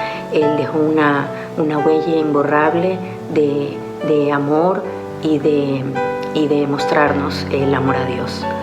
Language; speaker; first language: Spanish; native; Spanish